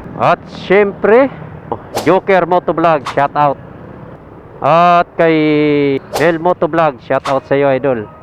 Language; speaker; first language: Filipino; native; Filipino